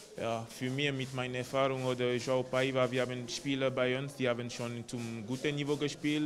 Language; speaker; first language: German; non-native, learner; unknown